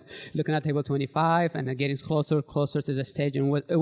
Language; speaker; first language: English; early bilingual, other home language; Tigrinya